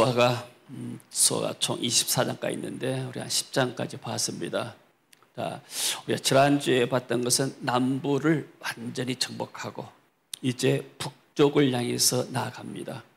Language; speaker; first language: Korean; native; Korean